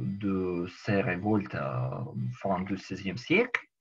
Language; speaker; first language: French; non-native, learner; Ukrainian